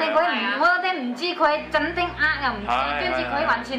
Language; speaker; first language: Cantonese; non-native, learner; Indonesian